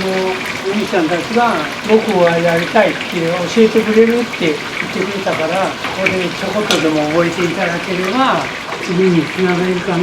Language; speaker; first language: Japanese; native; Japanese